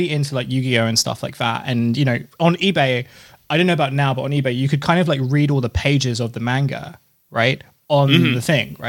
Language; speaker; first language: English; native; English